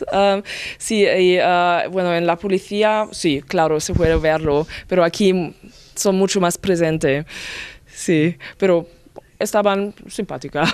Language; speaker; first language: Spanish; non-native, fluent; German